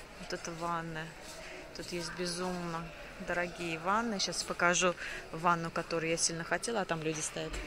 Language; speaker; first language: Russian; native; Russian